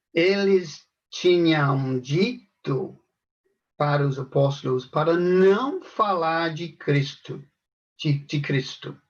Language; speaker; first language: Portuguese; non-native, fluent; English